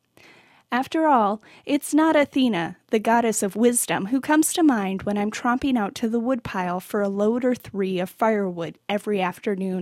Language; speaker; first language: English; native; English